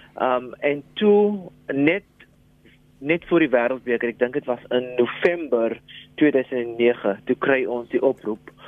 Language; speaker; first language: Afrikaans; non-native, local second language; English